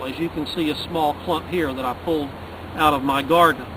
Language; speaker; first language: English; native; English